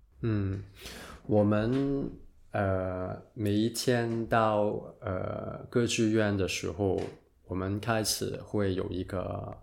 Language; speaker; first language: Chinese; non-native, local second language; Cantonese